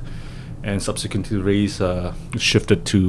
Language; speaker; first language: English; non-native, local second language; Cantonese